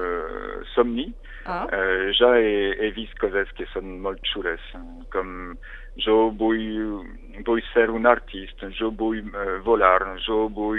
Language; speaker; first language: Catalan; non-native, fluent; French